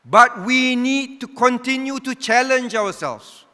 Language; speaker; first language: English; non-native, local second language; Malay